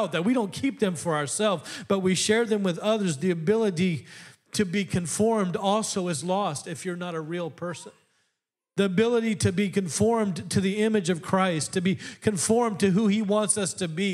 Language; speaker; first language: English; native; English